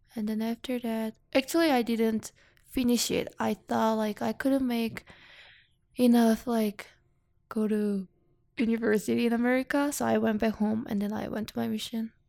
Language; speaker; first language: English; non-native, learner; Korean